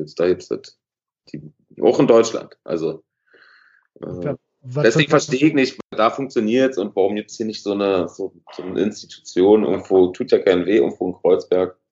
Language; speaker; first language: German; native; German